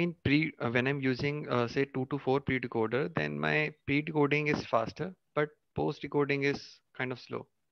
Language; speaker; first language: English; non-native, local second language; Hindi